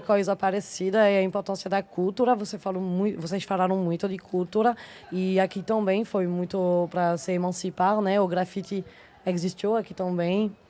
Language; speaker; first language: Portuguese; non-native, fluent; French